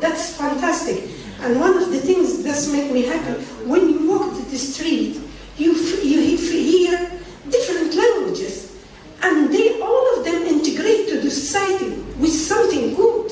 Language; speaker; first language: English; early bilingual, other home language; Arabic